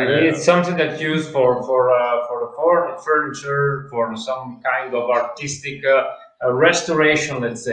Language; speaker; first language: English; non-native, fluent; Italian